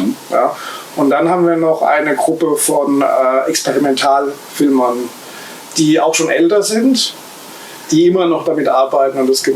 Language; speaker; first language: German; native; German